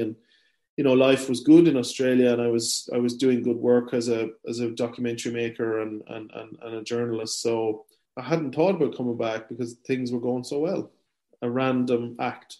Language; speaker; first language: English; native; English